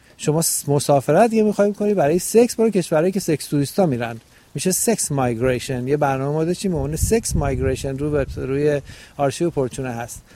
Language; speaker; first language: Persian; native; Persian